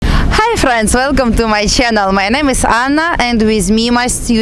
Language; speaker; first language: English; non-native, fluent; Russian